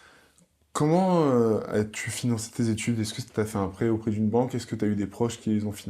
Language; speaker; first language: French; native; French